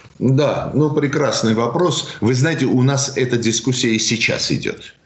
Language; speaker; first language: Russian; non-native, local second language; Armenian